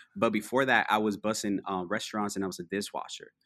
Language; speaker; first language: English; early bilingual, other home language; Spanish